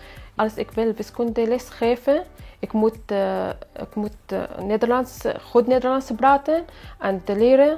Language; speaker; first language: Dutch; non-native, learner; Arabic